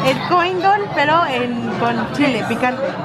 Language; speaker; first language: Spanish; native; Spanish